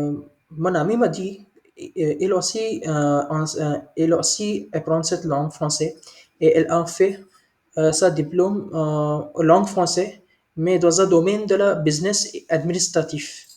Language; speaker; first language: French; non-native, learner; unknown